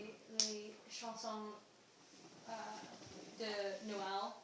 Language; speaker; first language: French; non-native, learner; English